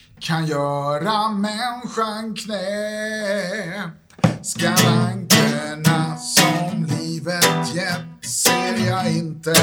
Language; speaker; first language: Swedish; native; Swedish